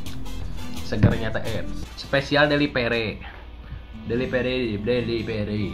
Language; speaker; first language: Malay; non-native, local second language; Sundanese